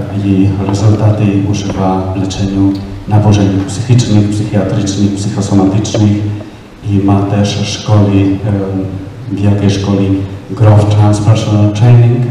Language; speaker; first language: Polish; non-native, learner; Czech